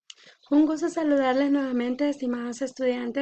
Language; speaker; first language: Spanish; native; Spanish